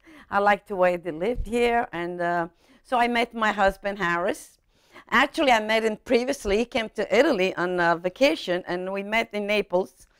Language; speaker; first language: English; non-native, fluent; Italian